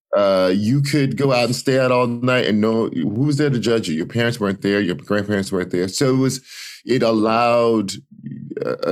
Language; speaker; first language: English; native; English